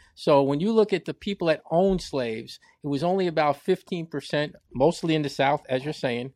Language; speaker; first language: English; native; English